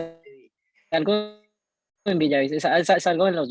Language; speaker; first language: Spanish; non-native, learner; English